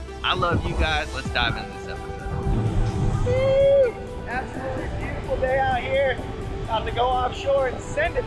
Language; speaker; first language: English; native; English